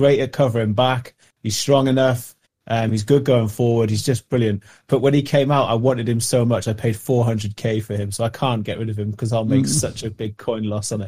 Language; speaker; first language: English; native; English